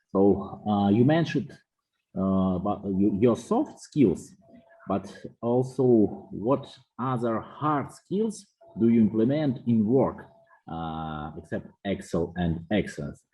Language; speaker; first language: English; non-native, fluent; Russian